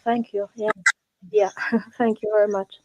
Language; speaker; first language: English; non-native, learner; Polish